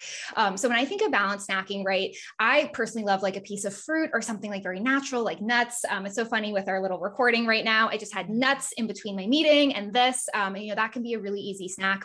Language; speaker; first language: English; native; English